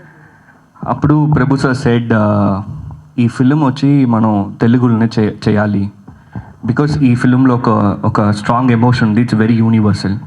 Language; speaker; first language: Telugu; early bilingual, heritage; Telugu